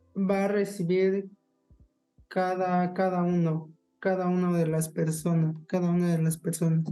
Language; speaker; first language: Spanish; non-native, local second language; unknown